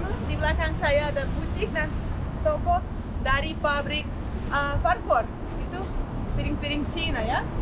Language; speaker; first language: Indonesian; non-native, fluent; Russian